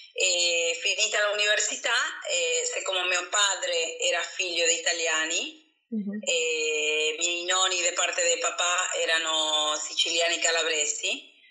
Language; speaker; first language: Italian; non-native, fluent; Spanish